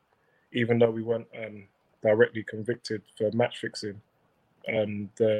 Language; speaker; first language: English; native; English